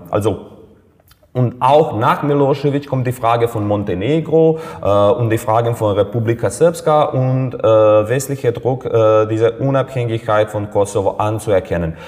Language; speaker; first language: German; non-native, fluent; Serbian